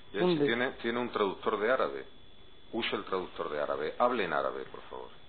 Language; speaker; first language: Spanish; native; Spanish